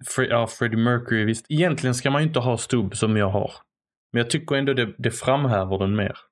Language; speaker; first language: Swedish; native; Swedish